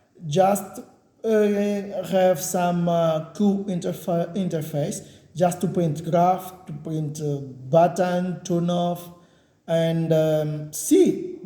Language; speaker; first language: English; non-native, learner; Portuguese